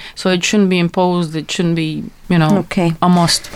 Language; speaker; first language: English; non-native, fluent; Latvian